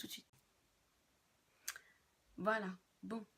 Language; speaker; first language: French; native; French